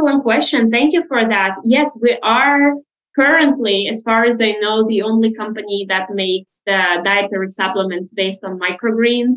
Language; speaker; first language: English; non-native, fluent; Russian